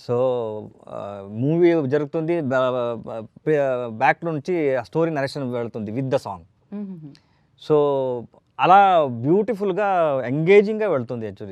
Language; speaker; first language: Telugu; non-native, learner; Kannada